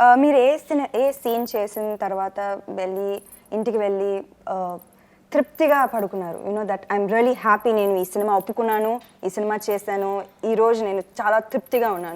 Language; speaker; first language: Telugu; non-native, fluent; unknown